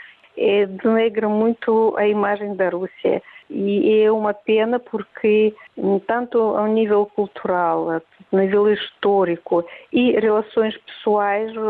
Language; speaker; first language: Portuguese; non-native, fluent; Russian